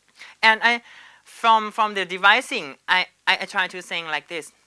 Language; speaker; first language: English; non-native, learner; Thai